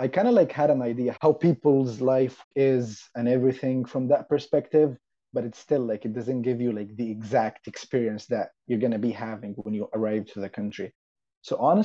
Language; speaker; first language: English; non-native, fluent; Arabic